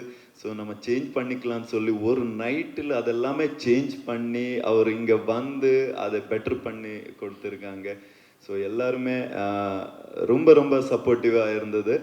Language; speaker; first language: Tamil; non-native, learner; Kannada